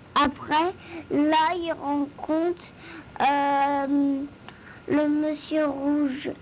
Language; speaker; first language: French; early bilingual, other home language; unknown